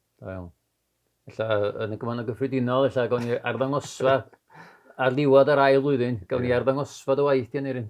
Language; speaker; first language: Welsh; native; Welsh